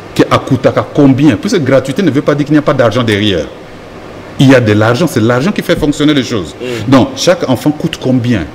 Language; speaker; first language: French; non-native, local second language; Lingala